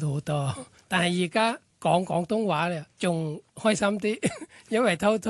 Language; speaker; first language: Cantonese; non-native, learner; Thai